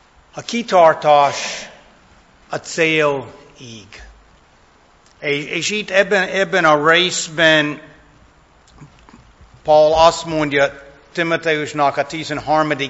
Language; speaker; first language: Hungarian; non-native, fluent; English